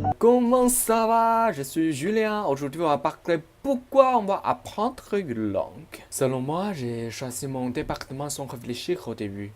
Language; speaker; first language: French; non-native, learner; Chinese